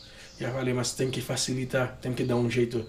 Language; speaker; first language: Portuguese; non-native, learner; Haitian Creole